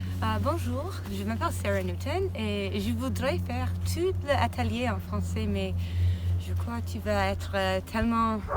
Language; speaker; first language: French; non-native, learner; English